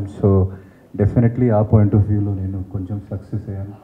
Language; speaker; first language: Telugu; non-native, fluent; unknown